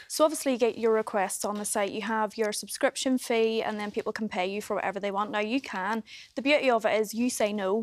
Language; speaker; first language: English; native; English